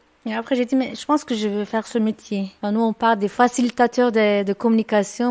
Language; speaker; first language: French; non-native, fluent; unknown